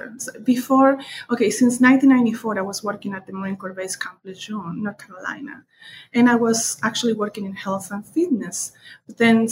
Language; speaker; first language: English; non-native, fluent; Spanish